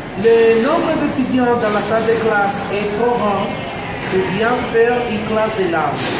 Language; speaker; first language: French; non-native, fluent; Spanish